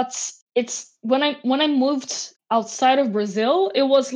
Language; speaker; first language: English; non-native, fluent; Portuguese